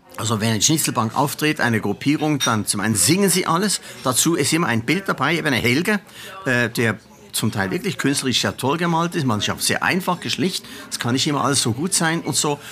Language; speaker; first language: German; native; German